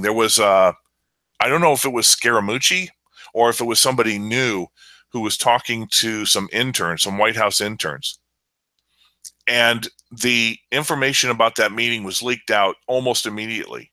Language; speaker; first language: English; native; English